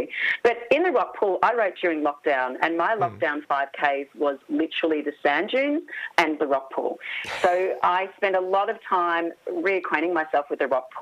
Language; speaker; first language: English; native; English